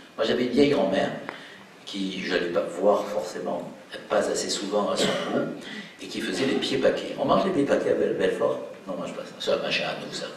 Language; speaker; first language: French; native; French